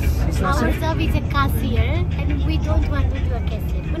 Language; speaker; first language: English; non-native, learner; Nepali